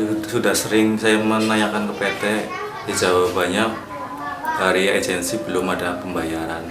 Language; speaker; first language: Indonesian; non-native, local second language; Javanese